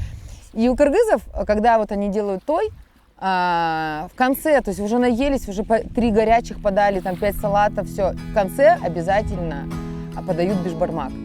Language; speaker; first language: Russian; native; Russian